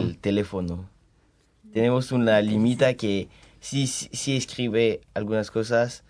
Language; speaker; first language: Spanish; early bilingual, heritage; French